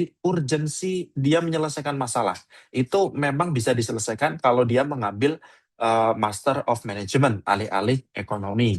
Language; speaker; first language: Indonesian; native; Indonesian